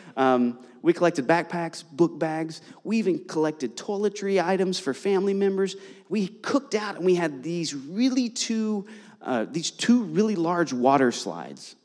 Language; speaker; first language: English; native; English